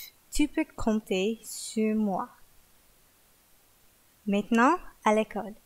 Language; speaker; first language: French; non-native, learner; English